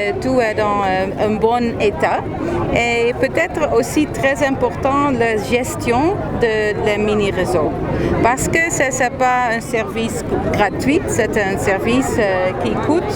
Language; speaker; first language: French; non-native, fluent; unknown